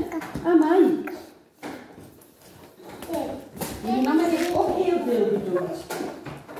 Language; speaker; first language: Dutch; native; Dutch